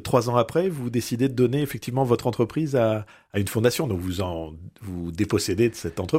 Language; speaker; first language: French; native; French